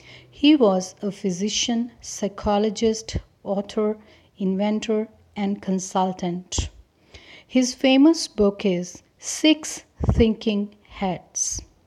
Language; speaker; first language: English; non-native, local second language; Punjabi